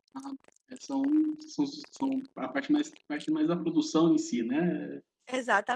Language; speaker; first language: Portuguese; native; Portuguese